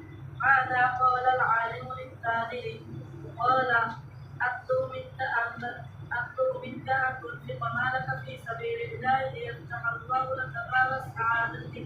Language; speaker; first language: Arabic; non-native, learner; Bangla